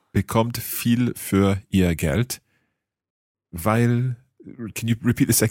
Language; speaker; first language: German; non-native, learner; English